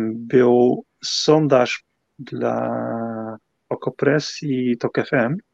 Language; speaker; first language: Polish; non-native, fluent; Dutch